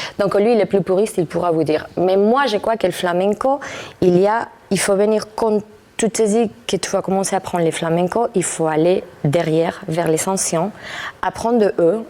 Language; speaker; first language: French; non-native, fluent; Spanish